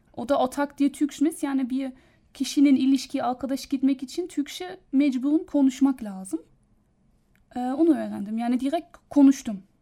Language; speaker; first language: Turkish; non-native, learner; German